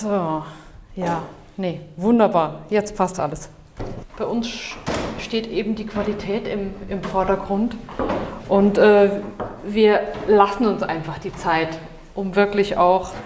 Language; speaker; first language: German; native; German